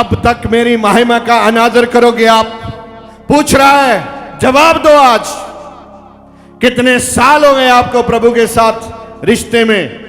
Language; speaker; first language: Hindi; non-native, local second language; Punjabi